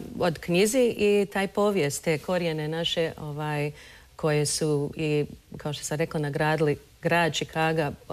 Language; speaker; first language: Croatian; early bilingual, heritage; Croatian